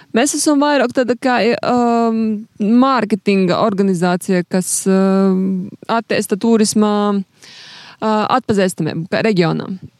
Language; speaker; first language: Latvian; native; Latvian